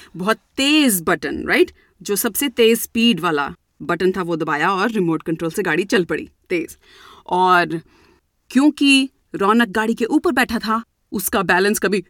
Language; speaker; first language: Hindi; native; Hindi